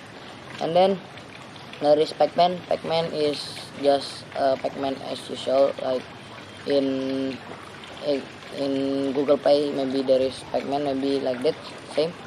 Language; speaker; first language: English; non-native, learner; Indonesian